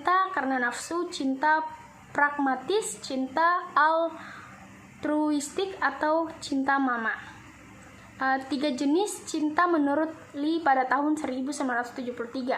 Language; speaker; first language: Indonesian; native; Indonesian